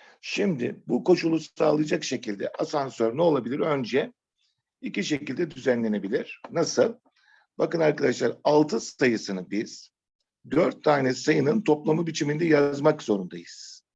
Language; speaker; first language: Turkish; native; Turkish